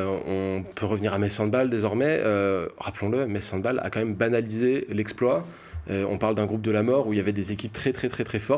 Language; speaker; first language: French; native; French